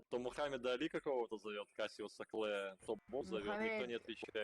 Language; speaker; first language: Russian; native; Russian